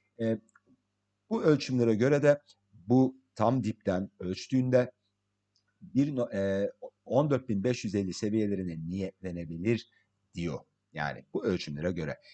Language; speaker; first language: Turkish; early bilingual, heritage; English